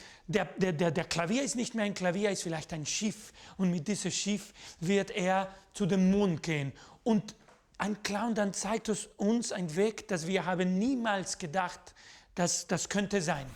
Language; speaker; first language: German; non-native, fluent; Spanish